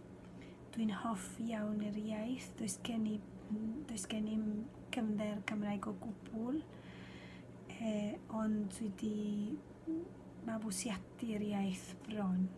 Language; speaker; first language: Welsh; non-native, fluent; Spanish